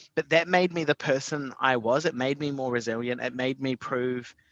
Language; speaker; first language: English; native; English